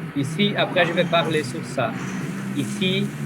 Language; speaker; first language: French; non-native, learner; Portuguese